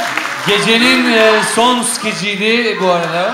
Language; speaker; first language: Turkish; native; Turkish